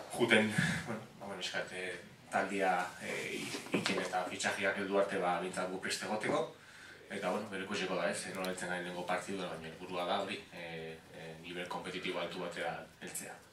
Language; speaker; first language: Basque; native; Basque